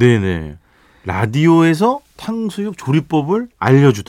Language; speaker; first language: Korean; native; Korean